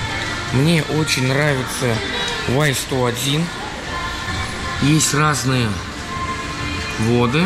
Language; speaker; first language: Russian; native; Russian